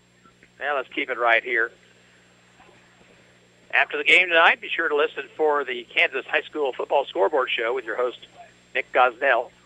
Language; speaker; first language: English; native; English